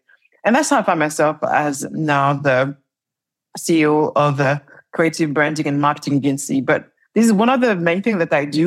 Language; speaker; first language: English; non-native, fluent; French